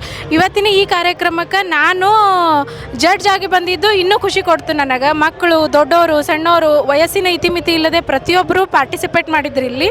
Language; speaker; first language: Kannada; native; Kannada